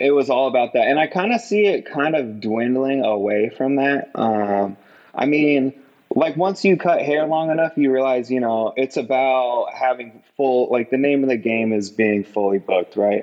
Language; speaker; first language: English; native; English